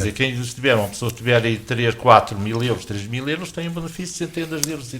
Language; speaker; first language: Portuguese; native; Portuguese